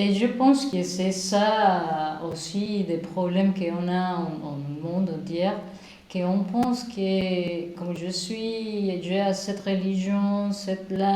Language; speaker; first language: French; non-native, learner; Spanish